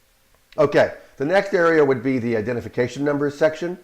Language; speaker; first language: English; native; English